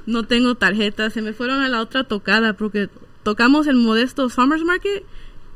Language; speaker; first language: Spanish; early bilingual, heritage; Spanish